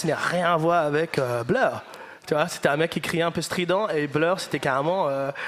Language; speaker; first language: French; non-native, fluent; English